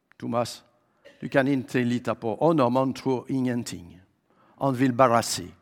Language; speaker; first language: Swedish; non-native, fluent; French